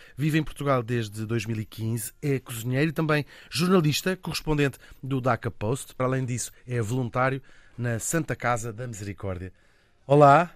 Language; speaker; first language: Portuguese; native; Portuguese